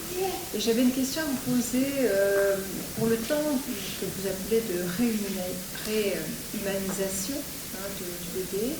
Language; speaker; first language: French; native; French